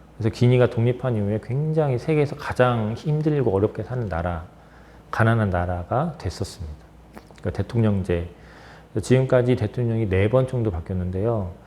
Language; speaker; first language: Korean; native; Korean